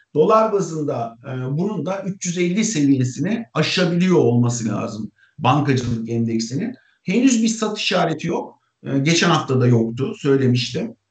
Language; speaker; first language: Turkish; native; Turkish